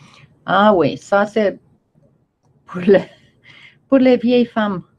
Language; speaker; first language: French; non-native, fluent; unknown